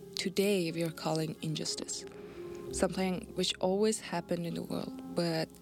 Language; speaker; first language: English; non-native, fluent; Persian